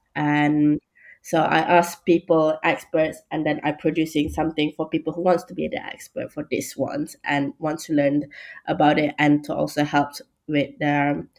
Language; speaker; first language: English; non-native, local second language; Malay